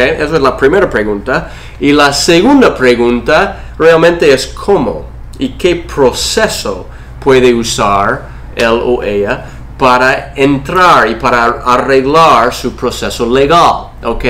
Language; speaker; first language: Spanish; non-native, fluent; English